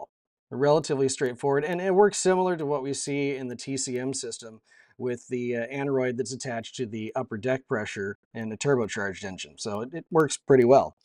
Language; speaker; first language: English; native; English